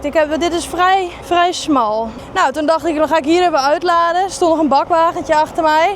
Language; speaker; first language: Dutch; native; Dutch